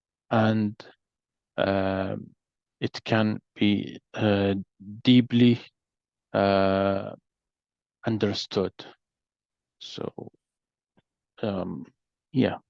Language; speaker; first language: English; non-native, learner; Arabic